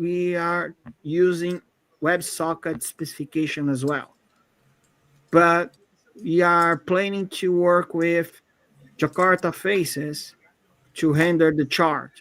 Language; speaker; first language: English; non-native, fluent; Portuguese